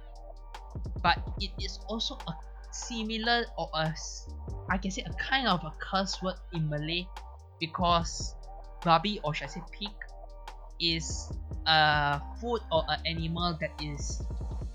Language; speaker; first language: English; non-native, local second language; Chinese